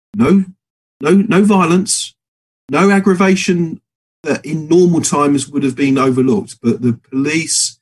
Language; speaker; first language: English; native; English